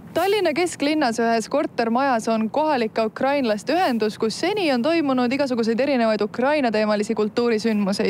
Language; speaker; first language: Estonian; native; Estonian